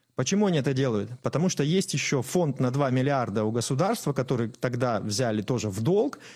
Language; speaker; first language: Russian; native; Russian